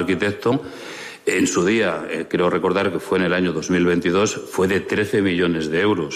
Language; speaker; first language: Spanish; native; Spanish